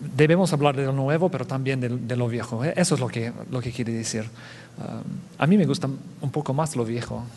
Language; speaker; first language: Spanish; non-native, fluent; English